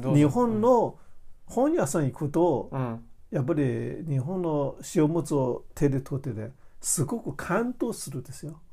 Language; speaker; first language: Japanese; non-native, fluent; Chinese